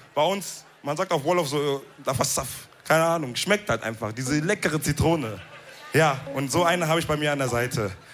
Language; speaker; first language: German; early bilingual, other home language; Wolof